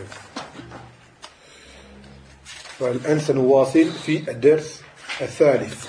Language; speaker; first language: Arabic; non-native, fluent; French